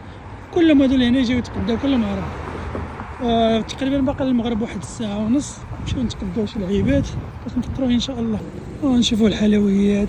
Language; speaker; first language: Arabic; native; Arabic